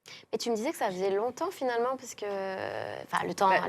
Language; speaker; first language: French; native; French